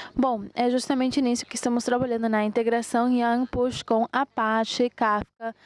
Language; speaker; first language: Portuguese; non-native, fluent; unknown